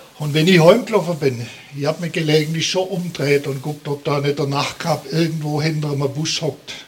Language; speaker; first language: German; native; German